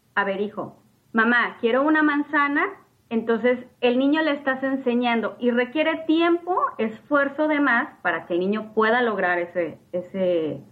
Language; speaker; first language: Spanish; native; Spanish